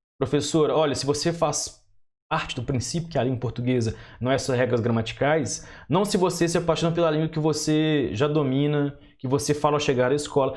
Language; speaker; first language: Portuguese; native; Portuguese